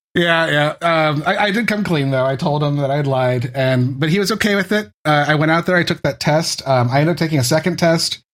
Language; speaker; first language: English; native; English